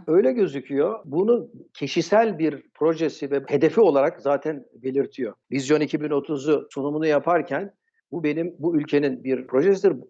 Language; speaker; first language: Turkish; early bilingual, heritage; Turkish